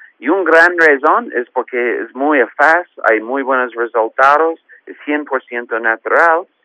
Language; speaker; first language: Spanish; non-native, fluent; English